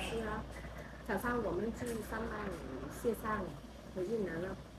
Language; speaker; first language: Chinese; non-native, learner; Vietnamese